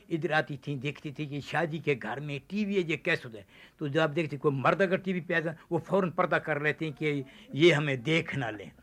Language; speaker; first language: Urdu; non-native, local second language; Saraiki